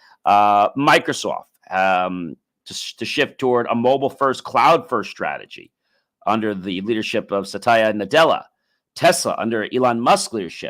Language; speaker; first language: English; native; English